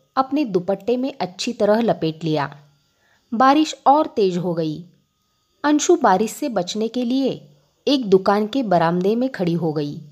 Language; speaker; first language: Hindi; non-native, local second language; Marathi